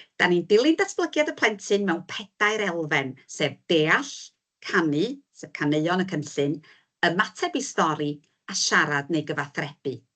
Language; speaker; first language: Welsh; native; Welsh